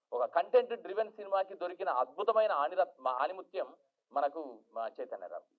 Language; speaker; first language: Telugu; native; Telugu